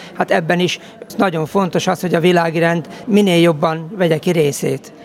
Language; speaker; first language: Hungarian; native; Hungarian